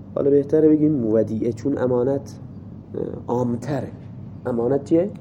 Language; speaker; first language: Persian; non-native, local second language; Baluchi